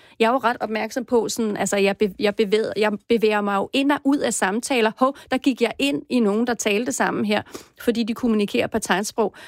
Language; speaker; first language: Danish; native; Danish